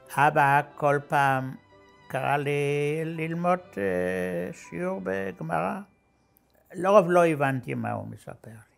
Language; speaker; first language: Hebrew; non-native, fluent; German